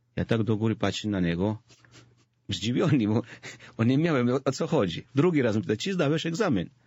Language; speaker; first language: Polish; non-native, fluent; Georgian